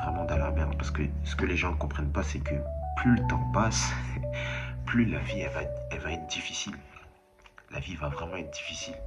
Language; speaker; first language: French; native; French